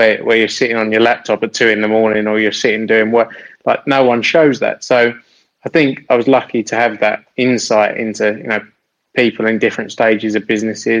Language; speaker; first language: English; native; English